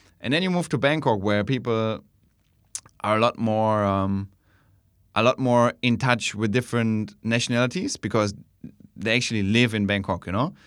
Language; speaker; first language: English; non-native, fluent; German